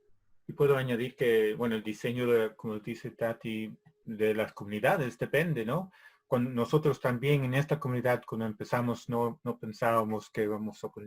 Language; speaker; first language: Spanish; non-native, fluent; English